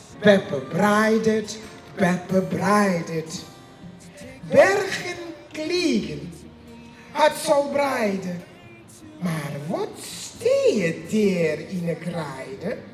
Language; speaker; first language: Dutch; native; Dutch